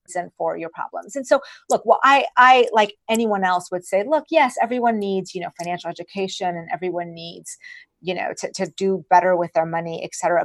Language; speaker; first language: English; early bilingual, other home language; Persian